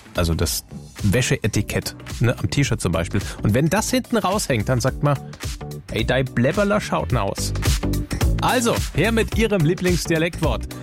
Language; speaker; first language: German; native; German